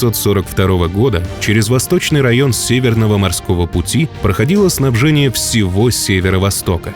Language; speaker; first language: Russian; native; Russian